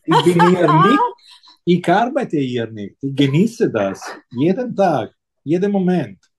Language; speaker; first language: German; non-native, local second language; Italian